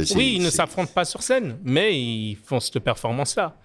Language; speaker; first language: French; native; French